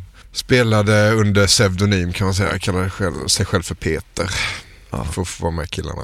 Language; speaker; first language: Swedish; native; Swedish